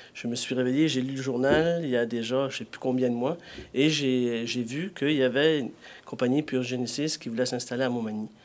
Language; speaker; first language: French; native; French